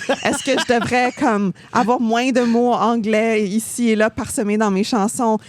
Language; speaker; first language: French; native; French